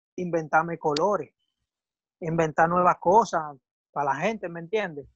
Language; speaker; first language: Spanish; native; Spanish